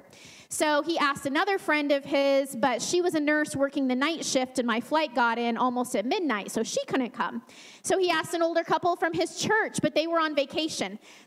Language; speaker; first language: English; native; English